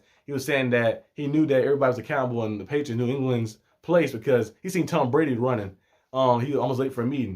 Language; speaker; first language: English; native; English